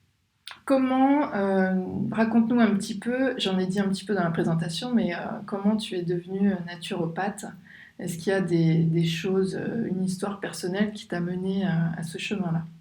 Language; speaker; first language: French; native; French